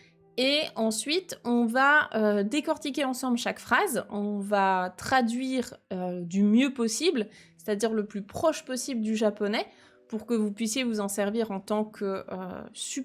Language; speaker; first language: French; native; French